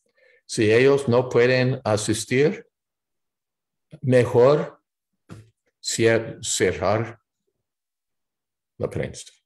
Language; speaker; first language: Spanish; non-native, fluent; English